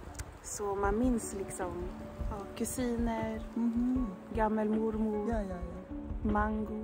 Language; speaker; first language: Swedish; early bilingual, other home language; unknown